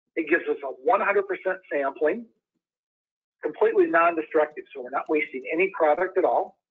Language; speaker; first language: English; native; English